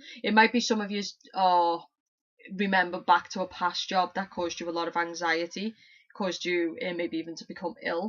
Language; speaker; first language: English; native; English